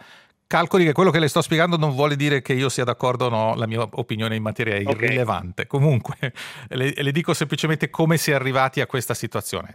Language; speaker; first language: Italian; native; Italian